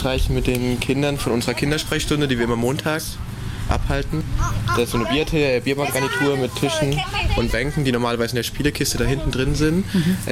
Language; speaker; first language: German; native; German